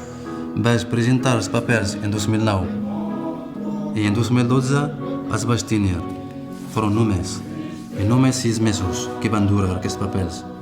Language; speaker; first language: Catalan; non-native, fluent; Arabic